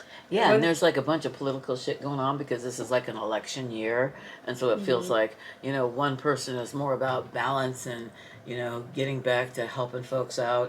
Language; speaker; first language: English; native; English